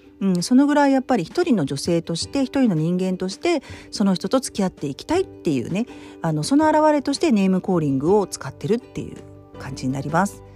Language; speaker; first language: Japanese; native; Japanese